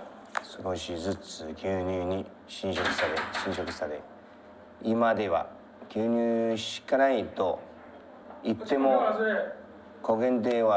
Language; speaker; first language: Japanese; non-native, learner; Chinese